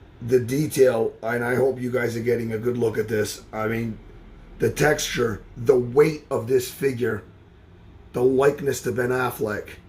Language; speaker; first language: English; native; English